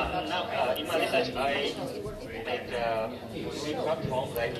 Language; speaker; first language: English; non-native, learner; Japanese